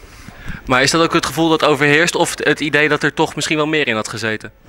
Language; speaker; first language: Dutch; native; Dutch